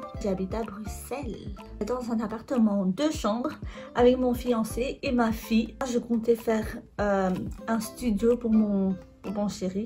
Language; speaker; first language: French; native; French